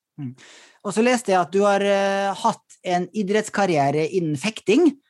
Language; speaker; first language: Swedish; native; Swedish